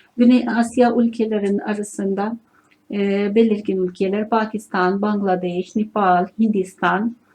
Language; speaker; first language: Turkish; non-native, fluent; Urdu